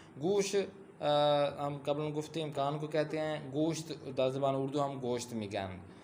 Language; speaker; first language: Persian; non-native, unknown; Urdu